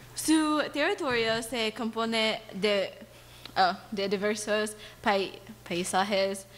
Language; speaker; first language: Spanish; non-native, learner; English